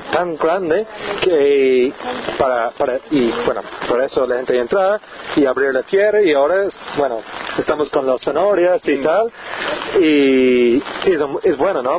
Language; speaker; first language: Spanish; non-native, learner; English